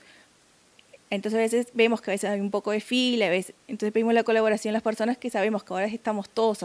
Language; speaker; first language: Spanish; native; Spanish